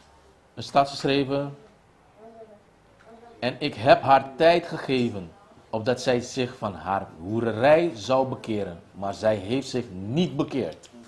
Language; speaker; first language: Dutch; non-native, local second language; Papiamento